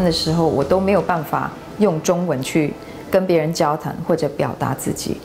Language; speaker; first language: Chinese; non-native, local second language; English